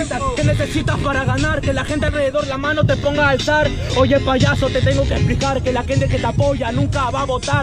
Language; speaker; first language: Spanish; native; Spanish